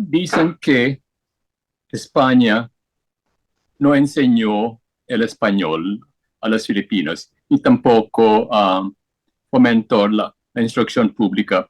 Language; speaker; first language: Spanish; non-native, fluent; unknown